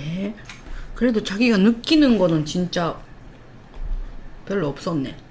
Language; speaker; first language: Korean; non-native, learner; Japanese